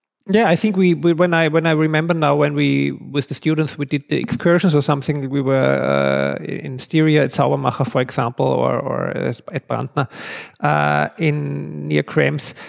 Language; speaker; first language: English; non-native, fluent; German